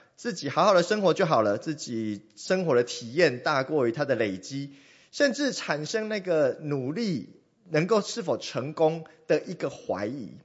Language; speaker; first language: Chinese; non-native, local second language; Min Nan Chinese